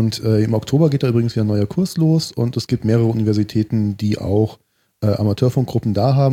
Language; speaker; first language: German; native; German